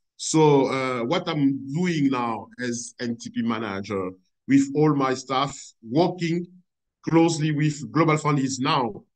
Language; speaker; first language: English; non-native, fluent; French